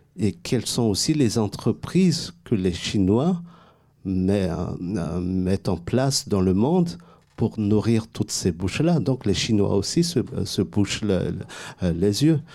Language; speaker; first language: French; non-native, local second language; Malagasy